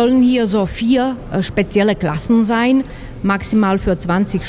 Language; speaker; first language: German; non-native, fluent; Slovak